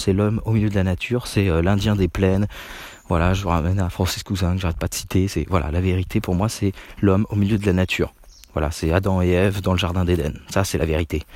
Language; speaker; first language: French; native; French